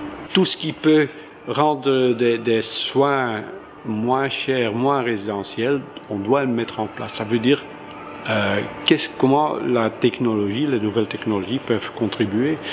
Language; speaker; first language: French; non-native, local second language; Dutch